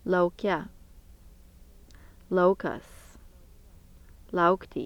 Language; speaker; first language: Lithuanian; early bilingual, heritage; Lithuanian